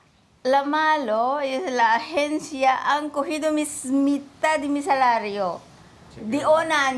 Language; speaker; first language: Spanish; non-native, learner; Filipino